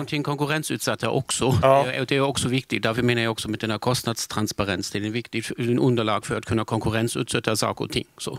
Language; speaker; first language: Swedish; non-native, fluent; German